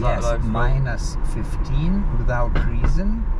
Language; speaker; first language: English; non-native, learner; Lithuanian